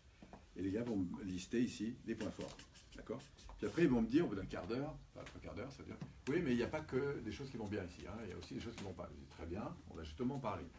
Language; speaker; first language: French; native; French